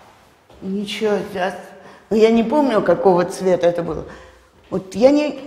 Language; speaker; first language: Russian; native; Russian